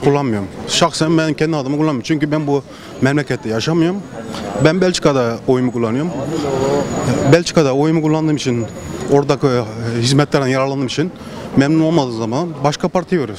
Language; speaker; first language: Turkish; early bilingual, heritage; Turkish